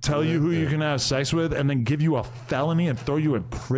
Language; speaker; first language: English; native; English